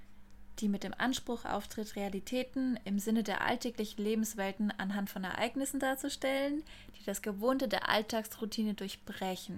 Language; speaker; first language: German; native; German